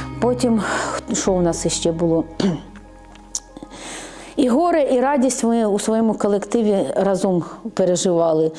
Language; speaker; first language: Ukrainian; native; Ukrainian